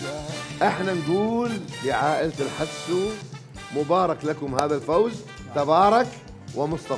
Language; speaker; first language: Arabic; native; Arabic